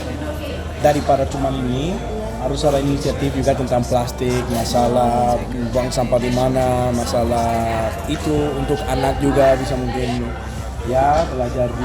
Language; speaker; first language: Indonesian; non-native, fluent; Spanish